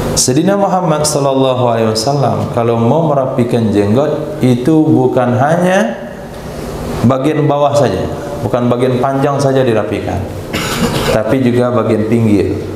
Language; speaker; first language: Malay; native; Malay